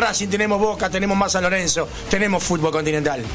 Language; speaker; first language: Spanish; native; Spanish